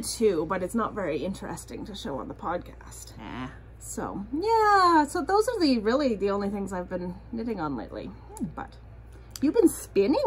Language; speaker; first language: English; native; English